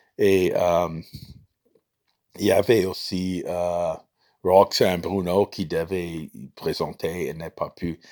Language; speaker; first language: French; non-native, fluent; English